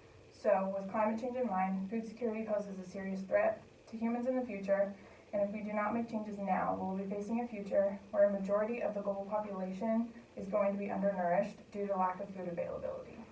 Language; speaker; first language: English; native; English